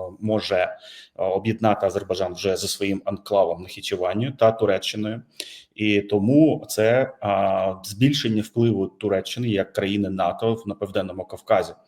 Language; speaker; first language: Ukrainian; non-native, fluent; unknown